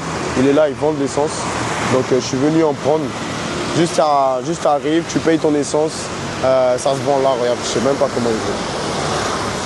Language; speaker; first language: French; native; French